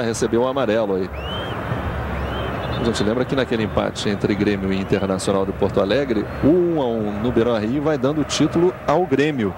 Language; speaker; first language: Portuguese; native; Portuguese